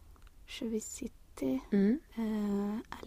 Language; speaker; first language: French; non-native, learner; Swedish